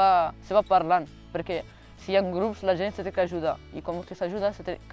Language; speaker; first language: Catalan; early bilingual, other home language; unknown